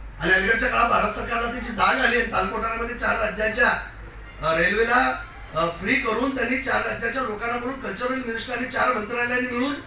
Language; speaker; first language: Marathi; non-native, local second language; Lambadi